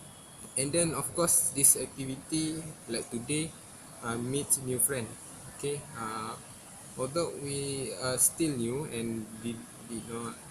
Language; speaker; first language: English; non-native, local second language; Malay